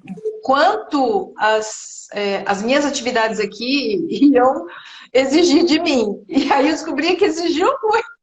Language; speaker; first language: Portuguese; native; Portuguese